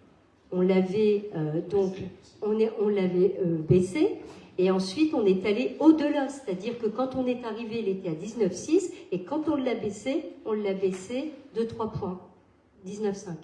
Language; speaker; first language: French; native; French